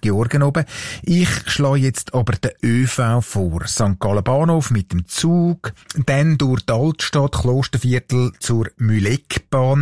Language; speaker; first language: German; native; German